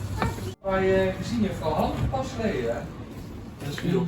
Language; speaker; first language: Dutch; native; Dutch